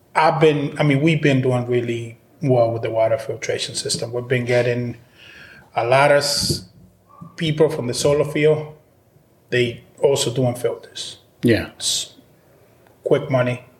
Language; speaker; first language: English; non-native, fluent; Spanish